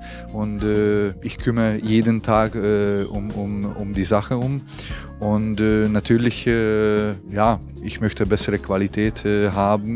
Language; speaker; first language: German; non-native, fluent; Hungarian